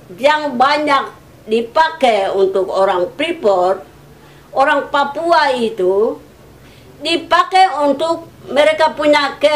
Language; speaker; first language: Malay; non-native, local second language; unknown